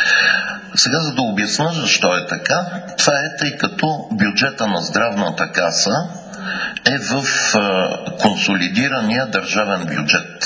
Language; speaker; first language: Bulgarian; native; Bulgarian